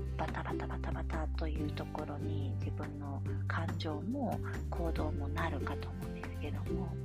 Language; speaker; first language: Japanese; native; Japanese